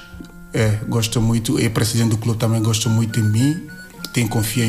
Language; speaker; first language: Portuguese; non-native, learner; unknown